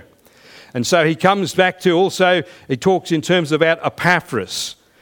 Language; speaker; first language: English; native; English